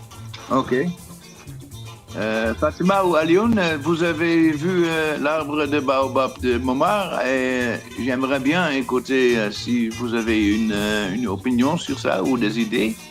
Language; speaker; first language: French; non-native, fluent; Dutch